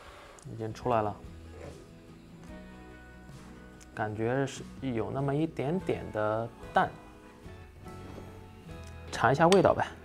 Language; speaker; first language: Chinese; native; Chinese